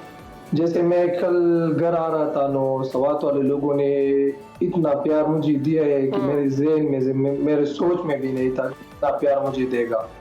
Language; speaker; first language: Hindi; non-native, local second language; Pashto